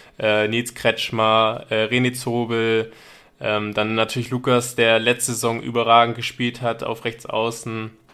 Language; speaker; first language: German; native; German